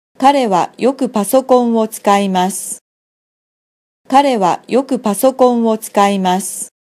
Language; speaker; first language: Japanese; non-native, fluent; Vietnamese